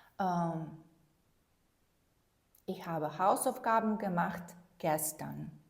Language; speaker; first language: German; non-native, fluent; Ukrainian